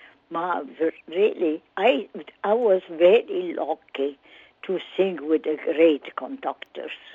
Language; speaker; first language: English; non-native, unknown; Italian